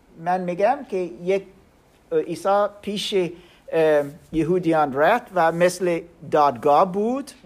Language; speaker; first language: Persian; non-native, learner; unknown